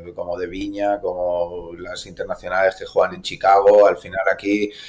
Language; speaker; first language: Spanish; native; Spanish